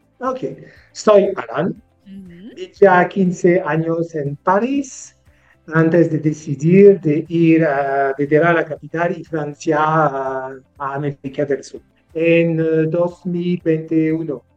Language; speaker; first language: Spanish; non-native, learner; French